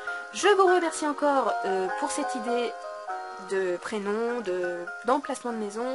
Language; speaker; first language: French; native; French